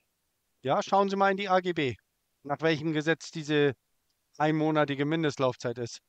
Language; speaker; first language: German; native; German